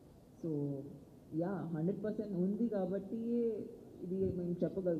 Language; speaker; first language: Telugu; non-native, local second language; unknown